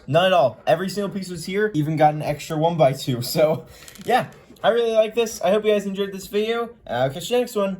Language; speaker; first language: English; native; English